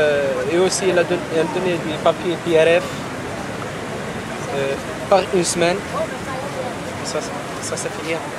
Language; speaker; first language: French; non-native, learner; Arabic